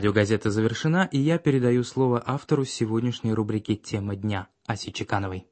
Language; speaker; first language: Russian; native; Russian